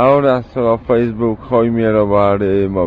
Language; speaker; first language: Spanish; non-native, learner; Polish